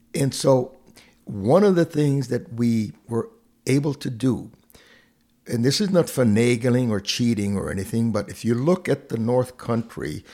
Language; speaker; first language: English; non-native, fluent; Hungarian